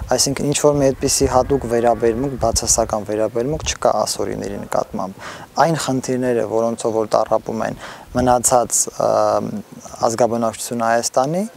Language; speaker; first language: Armenian; non-native, local second language; Assyrian Neo-Aramaic